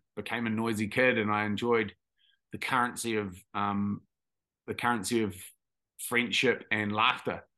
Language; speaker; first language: English; native; English